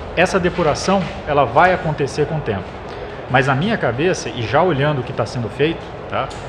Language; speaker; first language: Portuguese; native; Portuguese